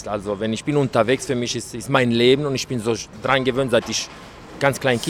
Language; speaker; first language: German; non-native, learner; Italian